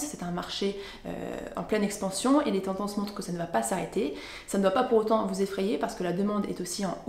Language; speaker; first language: French; native; French